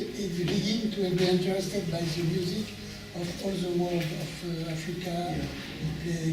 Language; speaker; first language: English; non-native, learner; French